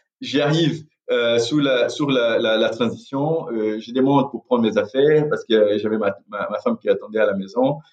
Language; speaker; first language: French; non-native, fluent; Portuguese